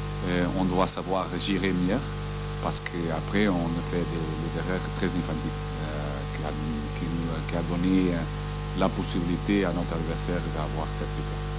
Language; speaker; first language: French; non-native, learner; Portuguese